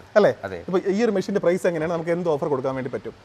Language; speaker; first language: Malayalam; native; Malayalam